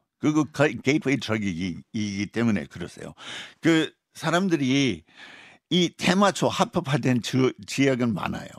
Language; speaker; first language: Korean; non-native, fluent; English